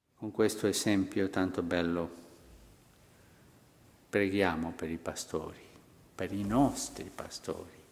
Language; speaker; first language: Italian; early bilingual, heritage; Spanish